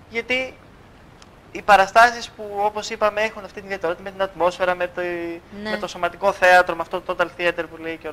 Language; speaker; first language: Greek; native; Greek